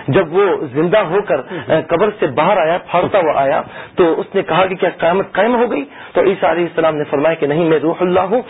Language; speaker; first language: Urdu; native; Urdu